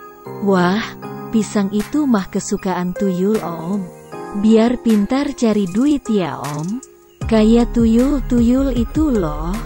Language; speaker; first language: Indonesian; native; Indonesian